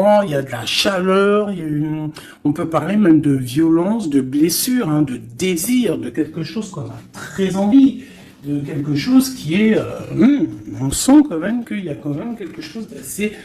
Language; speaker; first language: French; native; French